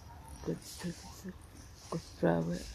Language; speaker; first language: English; non-native, learner; Thai